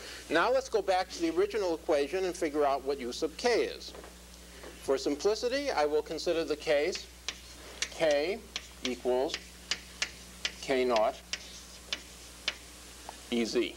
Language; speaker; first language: English; native; English